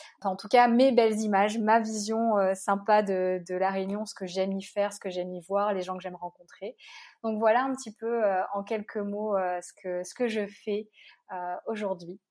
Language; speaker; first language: French; native; French